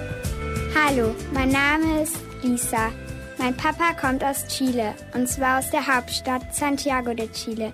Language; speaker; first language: German; early bilingual, other home language; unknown